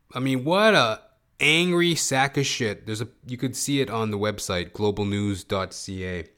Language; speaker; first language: English; early bilingual, other home language; Hindi